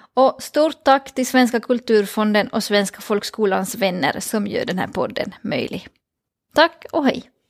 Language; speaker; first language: Swedish; native; Swedish